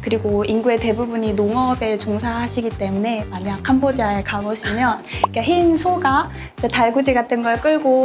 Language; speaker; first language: Korean; native; Korean